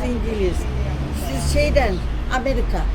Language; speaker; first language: Turkish; non-native, learner; German